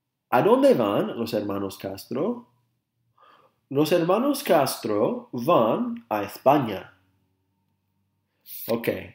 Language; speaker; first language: Spanish; non-native, fluent; English